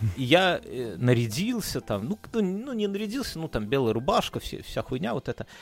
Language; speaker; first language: Russian; non-native, local second language; Belarusian